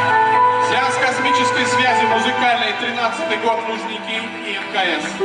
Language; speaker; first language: Russian; native; Russian